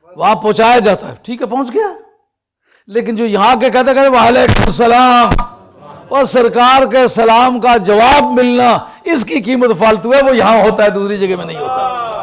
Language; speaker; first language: Urdu; non-native, local second language; Punjabi